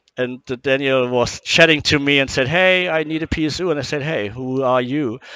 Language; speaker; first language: English; non-native, fluent; German